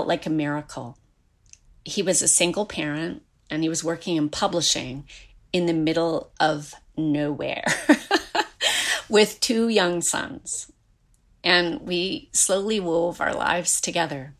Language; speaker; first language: English; native; English